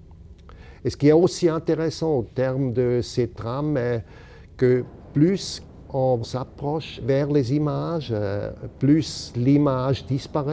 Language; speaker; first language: French; non-native, local second language; German